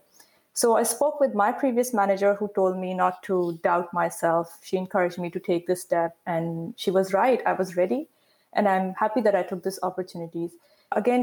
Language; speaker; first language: English; non-native, local second language; Urdu